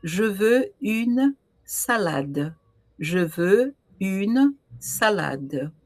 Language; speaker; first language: French; non-native, fluent; Portuguese